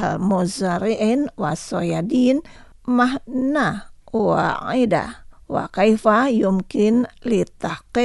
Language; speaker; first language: Arabic; non-native, fluent; Indonesian